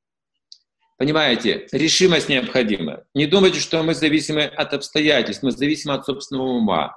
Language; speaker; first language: Russian; native; Russian